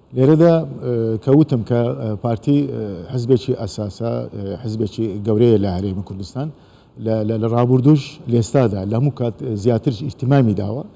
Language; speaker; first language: Central Kurdish; non-native, local second language; Azerbaijani